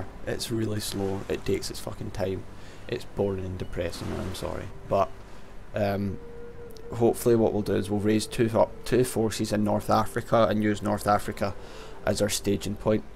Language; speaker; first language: English; native; English